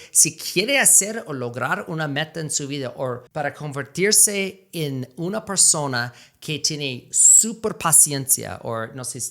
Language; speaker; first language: Spanish; non-native, fluent; English